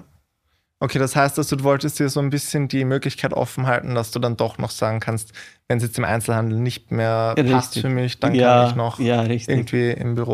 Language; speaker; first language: German; native; German